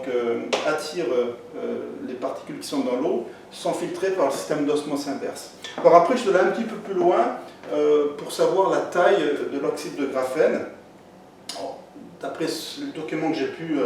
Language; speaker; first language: French; native; French